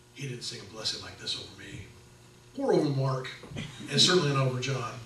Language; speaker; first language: English; native; English